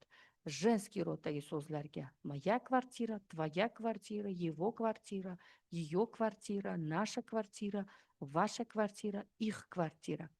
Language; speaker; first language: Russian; non-native, fluent; Uzbek